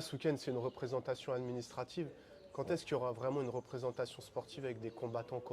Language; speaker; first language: French; native; French